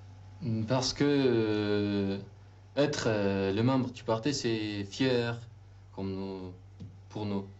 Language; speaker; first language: French; non-native, learner; Uzbek